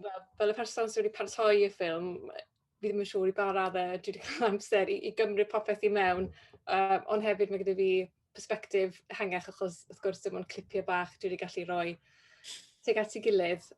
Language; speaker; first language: Welsh; native; Welsh